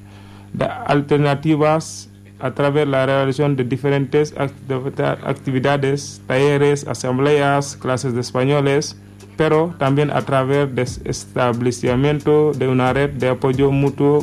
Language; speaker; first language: Spanish; non-native, learner; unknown